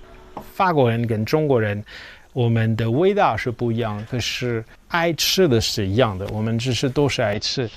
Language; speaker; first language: Chinese; non-native, fluent; French